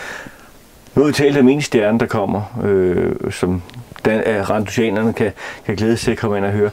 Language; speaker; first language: Danish; native; Danish